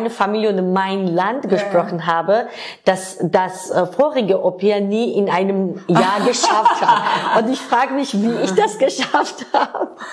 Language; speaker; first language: German; non-native, fluent; Georgian